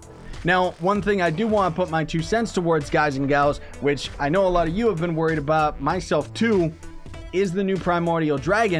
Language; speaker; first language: English; native; English